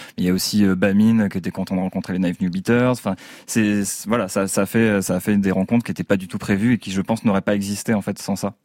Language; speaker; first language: French; native; French